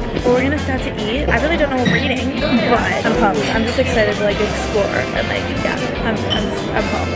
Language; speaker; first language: English; native; English